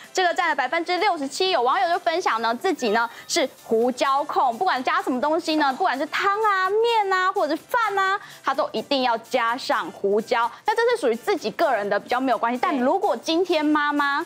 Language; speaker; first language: Chinese; native; Chinese